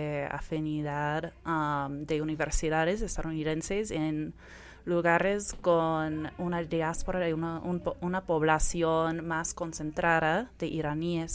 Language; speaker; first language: Spanish; non-native, fluent; English